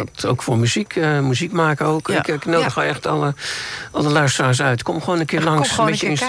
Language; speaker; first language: Dutch; native; Dutch